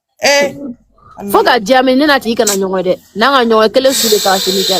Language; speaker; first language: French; non-native, local second language; Mandingo